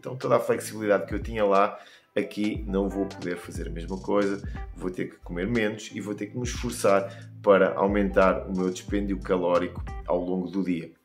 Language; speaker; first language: Portuguese; native; Portuguese